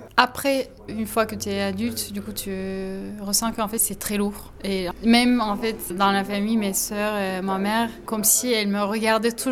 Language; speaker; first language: French; non-native, fluent; Turkish